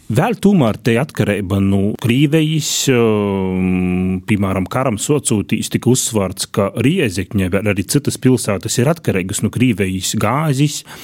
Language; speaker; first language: Latvian; native; Latvian